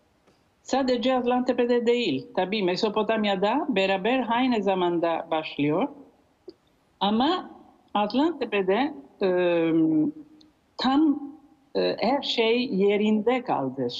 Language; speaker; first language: Turkish; non-native, learner; Italian